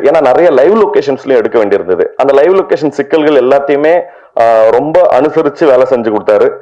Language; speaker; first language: Tamil; native; Tamil